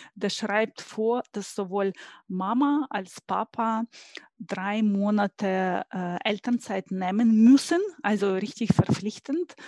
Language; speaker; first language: German; non-native, fluent; Ukrainian